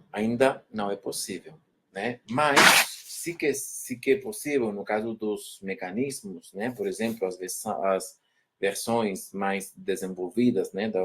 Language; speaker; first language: Portuguese; non-native, fluent; Spanish